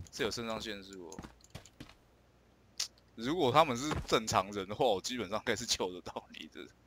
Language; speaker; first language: Chinese; native; Chinese